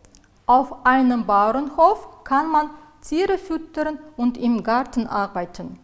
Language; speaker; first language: German; non-native, fluent; Uzbek